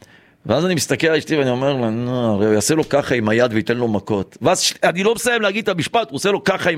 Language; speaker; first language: Hebrew; native; Hebrew